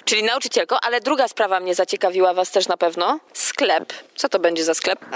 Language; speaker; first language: Polish; native; Polish